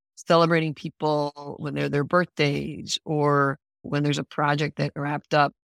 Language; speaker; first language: English; non-native, fluent; Spanish